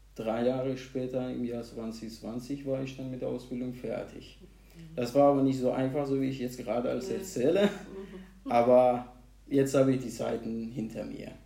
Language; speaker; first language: German; non-native, fluent; Persian